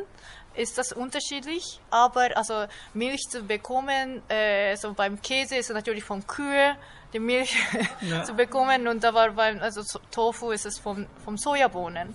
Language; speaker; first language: German; non-native, fluent; Japanese